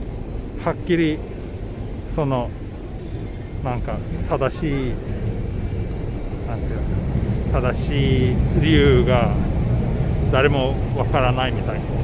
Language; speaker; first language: Japanese; non-native, learner; Swedish